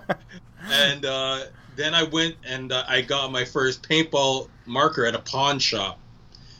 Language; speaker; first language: English; native; English